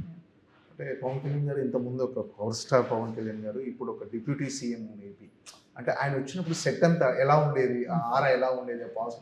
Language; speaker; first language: Telugu; native; Telugu